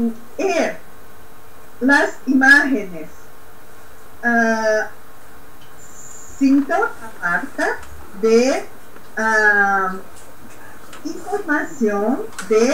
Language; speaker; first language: Spanish; non-native, learner; Portuguese